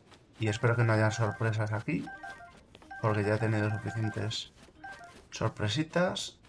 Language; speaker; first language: Spanish; native; Spanish